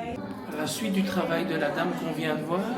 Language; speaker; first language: French; native; French